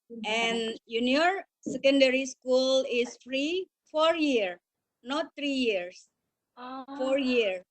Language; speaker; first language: English; non-native, learner; Indonesian